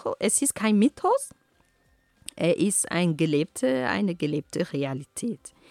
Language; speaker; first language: German; non-native, fluent; Ghomala